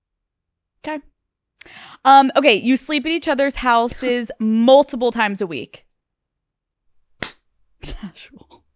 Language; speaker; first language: English; native; English